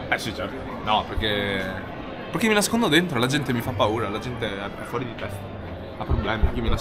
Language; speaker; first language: Italian; native; Italian